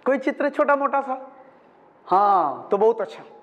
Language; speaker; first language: Hindi; non-native, local second language; Malayalam